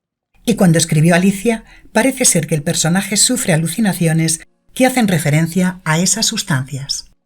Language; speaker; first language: Spanish; native; Spanish